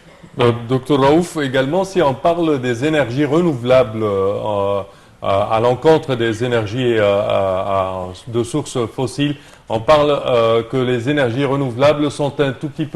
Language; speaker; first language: French; non-native, fluent; Arabic